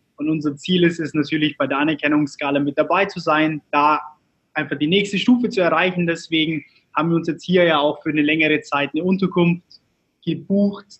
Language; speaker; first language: German; early bilingual, other home language; Turkish